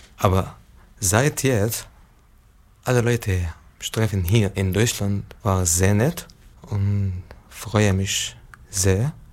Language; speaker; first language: German; non-native, learner; Arabic